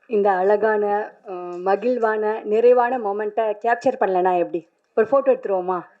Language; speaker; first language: Tamil; native; Tamil